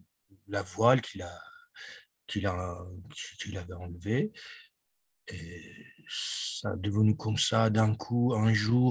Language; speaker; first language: French; non-native, fluent; Persian